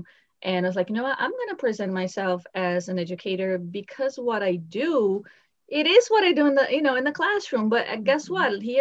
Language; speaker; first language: English; non-native, fluent; Portuguese